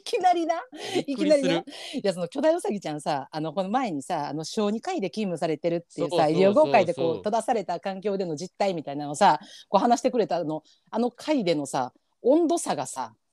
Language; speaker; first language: Japanese; native; Japanese